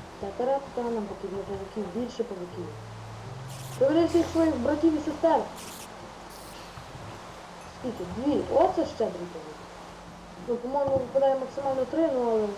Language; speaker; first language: Ukrainian; native; Ukrainian